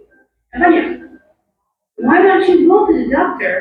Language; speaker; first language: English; non-native, fluent; Indonesian